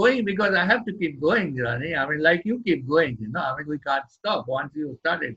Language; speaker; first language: English; non-native, local second language; Bangla